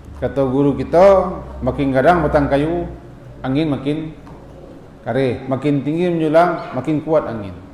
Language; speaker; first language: Malay; non-native, local second language; Minangkabau